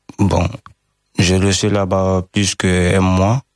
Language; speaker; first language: French; non-native, learner; Fula